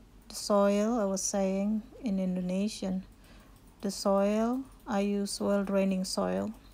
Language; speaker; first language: English; non-native, fluent; Indonesian